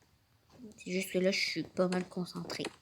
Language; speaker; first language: French; native; French